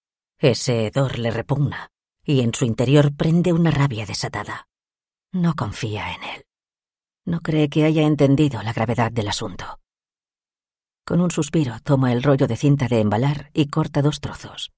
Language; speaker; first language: Spanish; native; Spanish